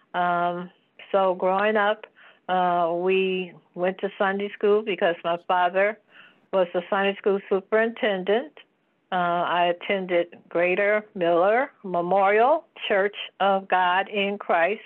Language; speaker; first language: English; native; English